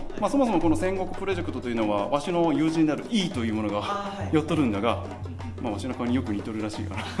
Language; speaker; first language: Japanese; native; Japanese